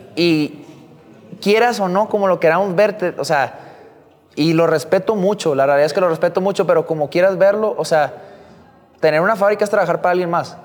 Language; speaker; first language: Spanish; native; Spanish